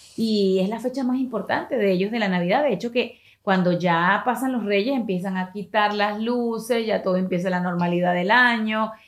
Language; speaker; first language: Spanish; native; Spanish